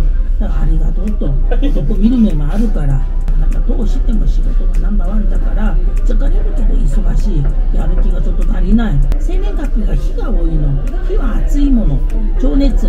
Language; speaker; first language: Japanese; non-native, learner; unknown